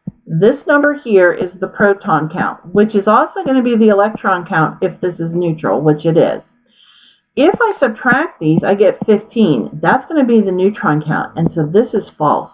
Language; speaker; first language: English; native; English